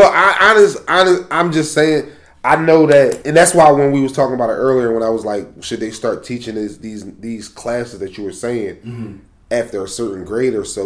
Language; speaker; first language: English; native; English